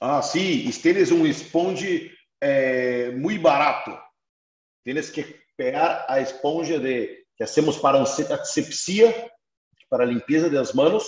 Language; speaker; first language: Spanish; non-native, fluent; Portuguese